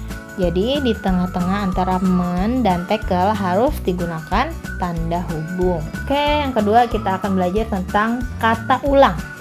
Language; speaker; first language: Indonesian; non-native, local second language; Banjar